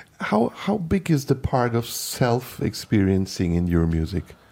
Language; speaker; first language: English; non-native, fluent; Turkish